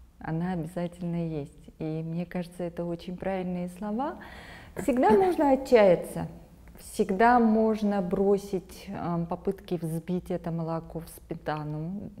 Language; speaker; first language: Russian; non-native, local second language; Armenian